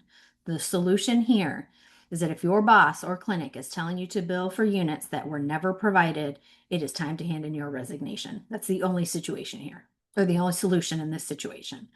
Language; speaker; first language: English; native; English